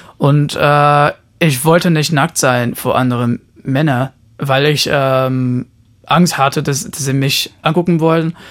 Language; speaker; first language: German; non-native, fluent; Portuguese